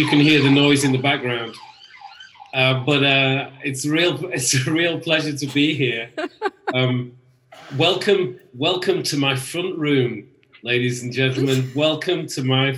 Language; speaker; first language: English; native; English